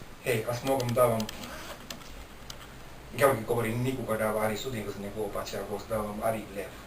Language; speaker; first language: Bulgarian; non-native, learner; Finnish